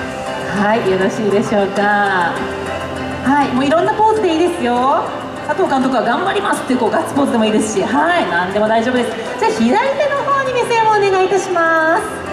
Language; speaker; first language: Japanese; native; Japanese